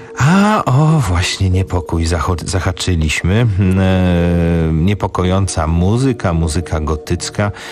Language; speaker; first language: Polish; native; Polish